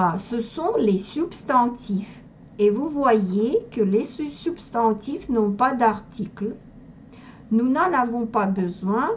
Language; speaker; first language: French; non-native, fluent; Russian